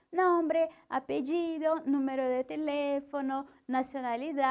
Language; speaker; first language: Spanish; non-native, fluent; Portuguese